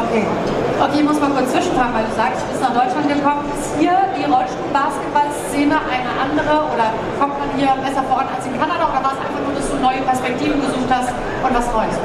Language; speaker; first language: German; native; German